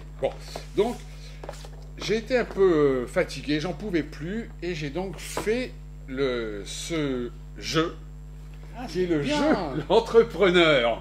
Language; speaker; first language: French; native; French